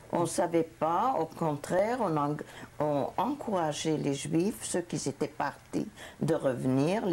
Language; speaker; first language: French; non-native, fluent; Hungarian